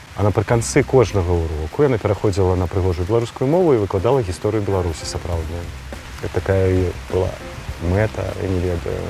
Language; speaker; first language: Belarusian; non-native, local second language; Russian